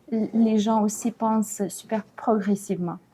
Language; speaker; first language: French; non-native, fluent; Ukrainian